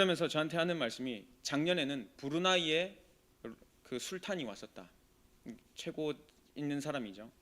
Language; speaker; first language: Korean; native; Korean